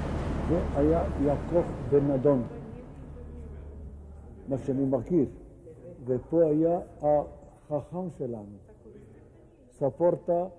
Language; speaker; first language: Hebrew; non-native, fluent; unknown